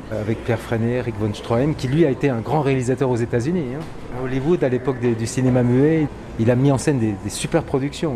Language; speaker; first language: French; native; French